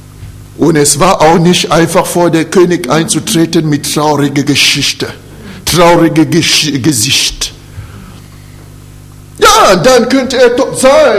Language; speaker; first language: German; non-native, fluent; French